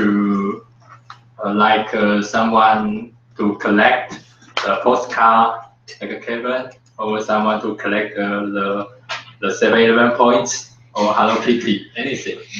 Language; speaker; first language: English; non-native, learner; Chinese